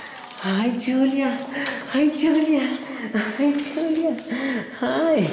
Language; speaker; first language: Arabic; native; Arabic